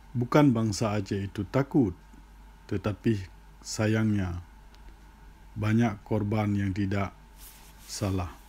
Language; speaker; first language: Malay; non-native, local second language; Achinese